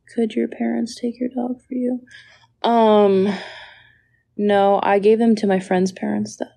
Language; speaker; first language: English; native; English